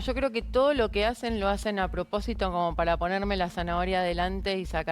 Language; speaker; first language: Spanish; native; Spanish